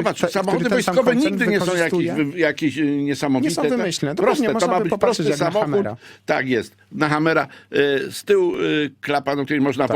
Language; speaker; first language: Polish; native; Polish